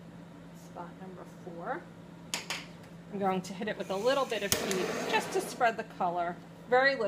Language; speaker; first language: English; native; English